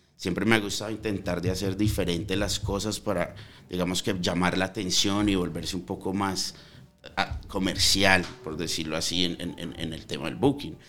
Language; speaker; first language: Spanish; early bilingual, heritage; Spanish